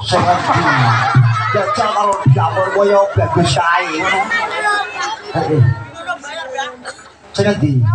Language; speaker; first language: Indonesian; non-native, local second language; Javanese